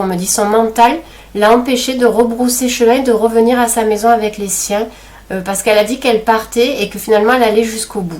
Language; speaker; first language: French; native; French